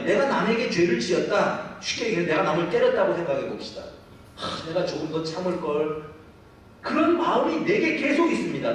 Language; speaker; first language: Korean; native; Korean